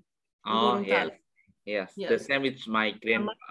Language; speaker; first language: English; non-native, learner; Indonesian